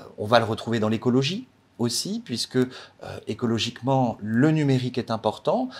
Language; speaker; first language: French; native; French